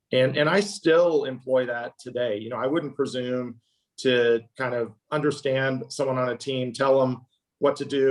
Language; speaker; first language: English; native; English